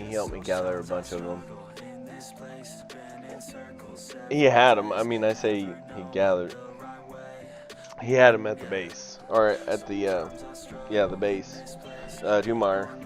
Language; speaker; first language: English; native; English